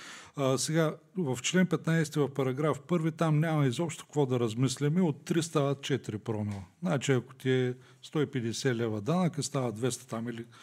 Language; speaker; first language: Bulgarian; native; Bulgarian